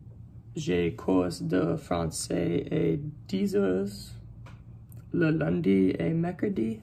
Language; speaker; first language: French; non-native, learner; English